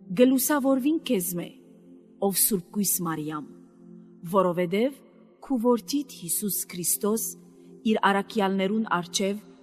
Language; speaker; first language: Armenian; native; Armenian